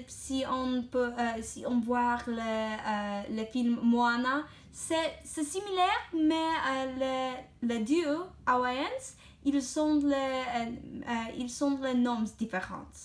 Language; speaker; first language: French; non-native, learner; English